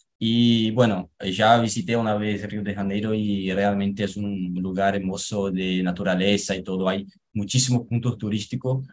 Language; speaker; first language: Spanish; non-native, fluent; Portuguese